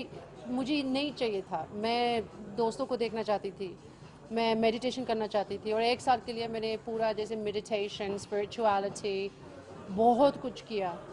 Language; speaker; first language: Hindi; early bilingual, heritage; English